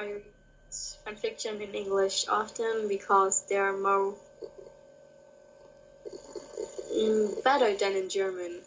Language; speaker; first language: English; non-native, learner; Kurdish